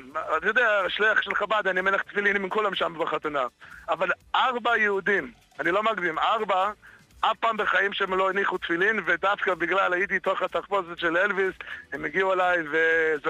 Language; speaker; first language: Hebrew; non-native, fluent; English